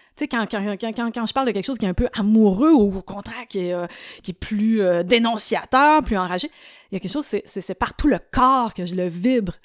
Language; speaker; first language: French; native; French